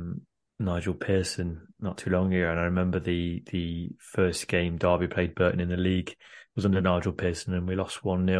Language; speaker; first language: English; native; English